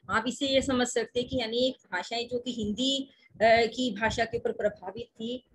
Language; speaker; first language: Hindi; native; Hindi